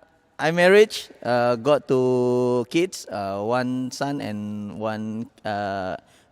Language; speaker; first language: English; non-native, learner; Indonesian